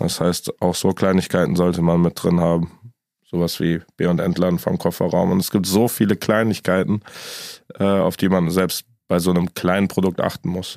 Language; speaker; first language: German; native; German